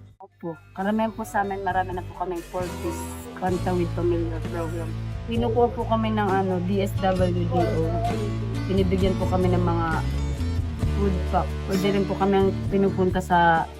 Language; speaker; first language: Filipino; non-native, local second language; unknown